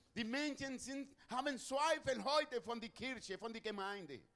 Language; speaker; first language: German; non-native, learner; Spanish